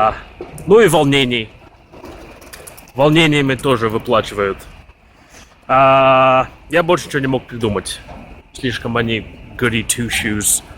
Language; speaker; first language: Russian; early bilingual, heritage; Russian